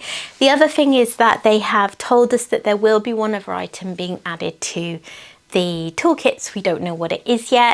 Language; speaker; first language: English; native; English